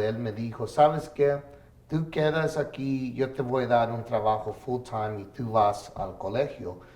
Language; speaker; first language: Spanish; early bilingual, heritage; English